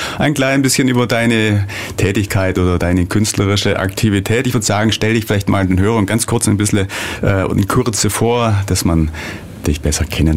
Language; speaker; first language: German; native; German